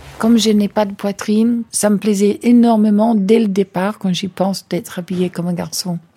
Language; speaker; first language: French; non-native, fluent; English